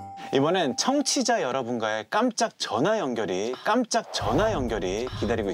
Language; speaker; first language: Korean; native; Korean